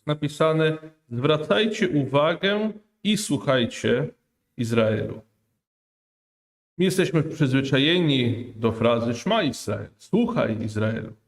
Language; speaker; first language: Polish; non-native, fluent; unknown